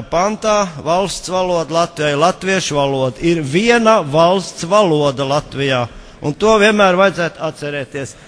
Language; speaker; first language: Latvian; native; Latvian